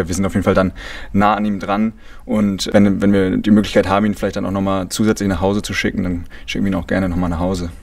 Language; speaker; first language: German; native; German